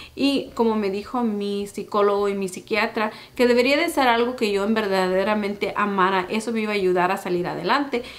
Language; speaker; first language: Spanish; early bilingual, heritage; Spanish